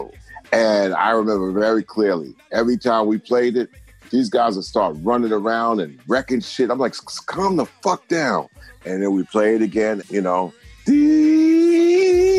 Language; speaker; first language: English; native; English